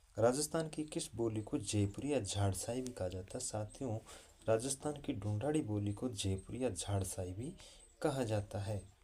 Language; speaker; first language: Hindi; native; Hindi